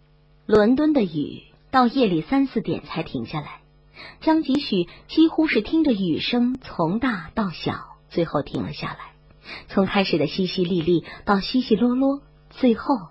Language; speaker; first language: Chinese; native; Chinese